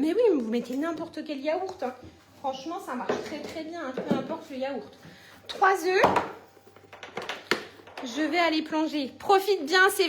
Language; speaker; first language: French; native; French